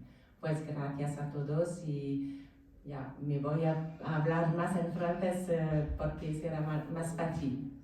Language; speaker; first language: Spanish; non-native, learner; French